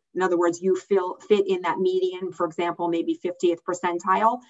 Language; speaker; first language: English; native; English